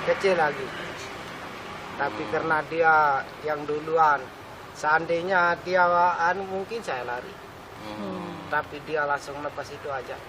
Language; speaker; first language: Indonesian; non-native, local second language; Sasak